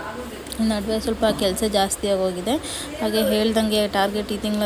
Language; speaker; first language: Kannada; native; Kannada